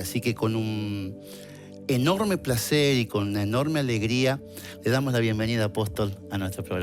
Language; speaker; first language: Spanish; native; Spanish